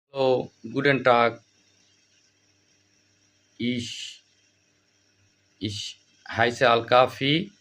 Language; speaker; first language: German; non-native, learner; Bangla